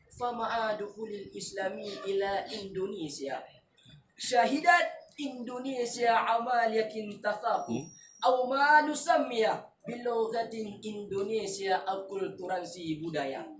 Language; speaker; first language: Arabic; non-native, learner; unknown